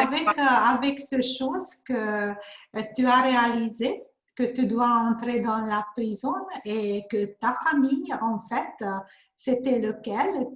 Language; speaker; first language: French; non-native, learner; Hungarian